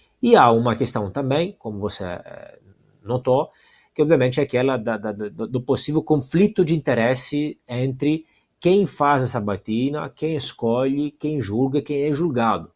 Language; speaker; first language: Portuguese; non-native, fluent; Italian